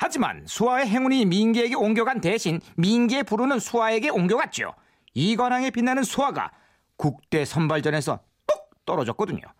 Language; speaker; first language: Korean; native; Korean